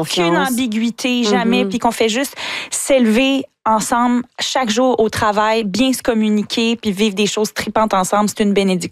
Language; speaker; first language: French; native; French